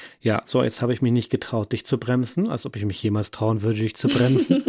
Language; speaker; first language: German; native; German